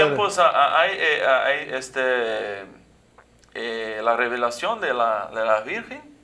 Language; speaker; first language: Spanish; non-native, learner; Portuguese